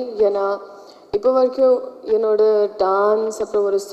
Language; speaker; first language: Tamil; non-native, learner; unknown